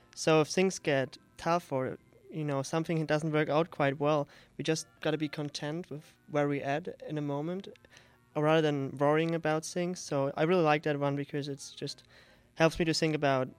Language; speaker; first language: English; non-native, fluent; German